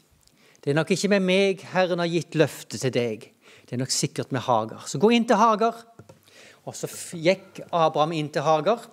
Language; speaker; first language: Norwegian; native; Norwegian